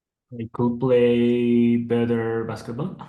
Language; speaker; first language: English; non-native, learner; Spanish